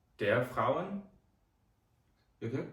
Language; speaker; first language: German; non-native, fluent; Ukrainian